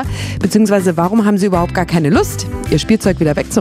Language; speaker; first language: German; native; German